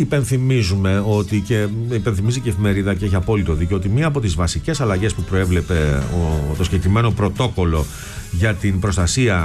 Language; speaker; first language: Greek; native; Greek